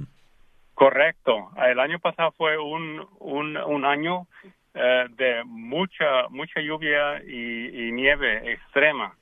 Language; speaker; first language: Spanish; early bilingual, heritage; Spanish